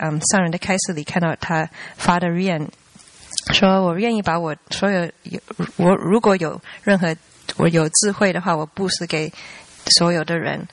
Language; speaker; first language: Chinese; early bilingual, heritage; Chinese